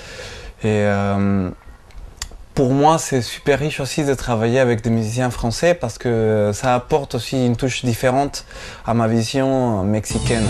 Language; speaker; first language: French; non-native, fluent; Spanish